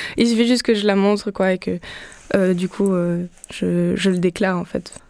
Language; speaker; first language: French; early bilingual, other home language; Spanish